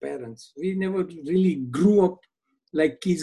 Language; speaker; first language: English; non-native, local second language; Gujarati